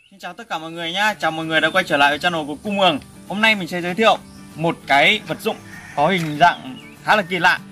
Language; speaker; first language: Vietnamese; non-native, local second language; Muong